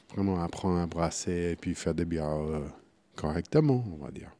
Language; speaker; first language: French; non-native, fluent; English